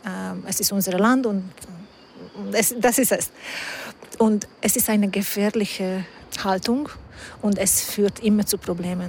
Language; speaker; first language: German; non-native, fluent; Hungarian